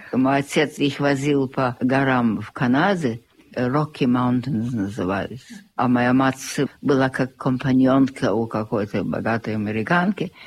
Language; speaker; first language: Russian; early bilingual, heritage; Russian